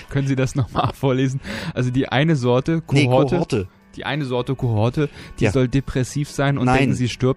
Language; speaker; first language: German; native; German